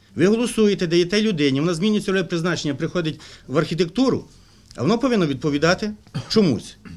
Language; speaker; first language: Ukrainian; native; Ukrainian